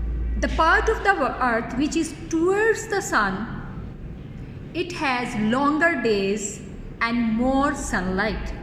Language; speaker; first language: English; non-native, local second language; Urdu